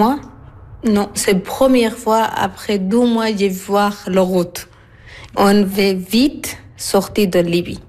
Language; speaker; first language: French; non-native, learner; Arabic